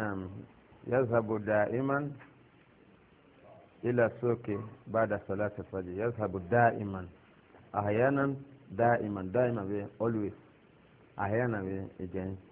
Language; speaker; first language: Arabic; non-native, fluent; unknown